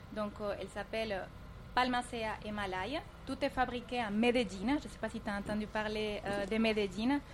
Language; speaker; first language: French; non-native, fluent; Spanish